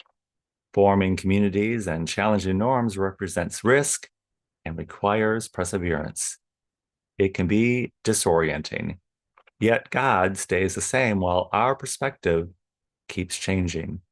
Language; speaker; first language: English; native; English